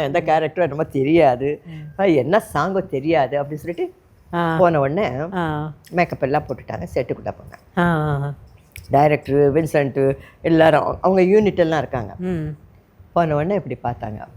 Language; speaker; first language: Tamil; non-native, local second language; Telugu